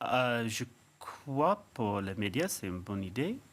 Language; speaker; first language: French; non-native, fluent; English